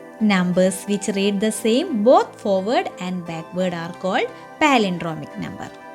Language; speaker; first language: English; non-native, local second language; Malayalam